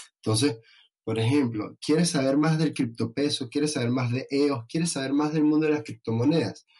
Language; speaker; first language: Spanish; native; Spanish